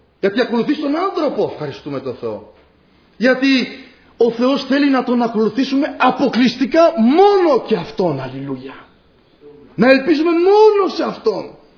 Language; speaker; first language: Greek; non-native, fluent; Polish